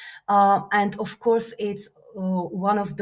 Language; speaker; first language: English; non-native, fluent; Slovak